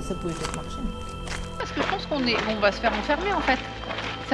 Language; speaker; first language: French; native; French